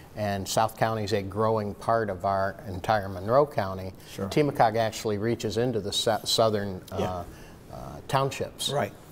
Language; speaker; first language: English; native; English